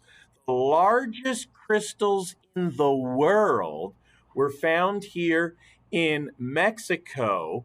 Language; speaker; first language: English; native; English